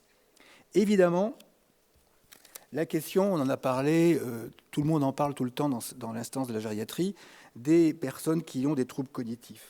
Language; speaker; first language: French; native; French